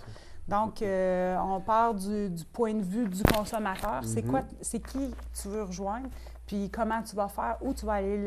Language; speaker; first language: French; native; French